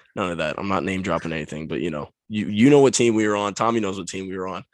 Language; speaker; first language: English; native; English